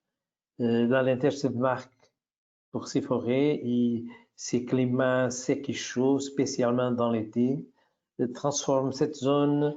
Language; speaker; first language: French; non-native, fluent; Portuguese